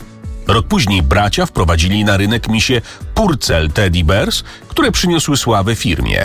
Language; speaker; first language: Polish; native; Polish